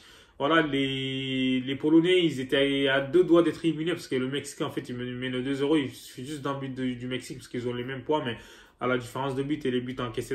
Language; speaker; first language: French; native; French